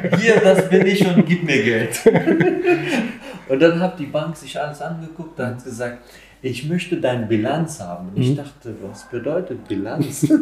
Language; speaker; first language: German; non-native, fluent; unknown